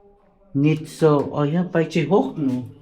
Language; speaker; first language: Dutch; non-native, learner; Filipino